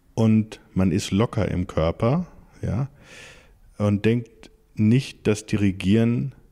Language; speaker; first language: German; native; German